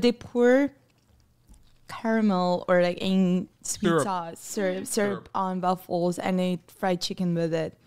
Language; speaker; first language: English; non-native, fluent; Russian